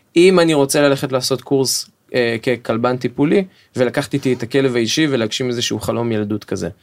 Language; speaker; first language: Hebrew; native; Hebrew